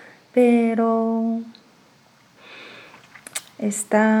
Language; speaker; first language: Spanish; non-native, learner; Chinese